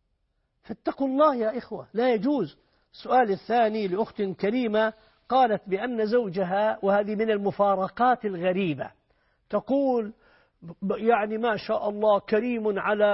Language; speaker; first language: Arabic; native; Arabic